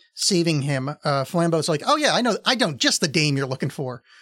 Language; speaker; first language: English; native; English